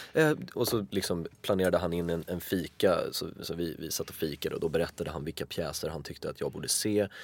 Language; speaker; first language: Swedish; early bilingual, other home language; Greek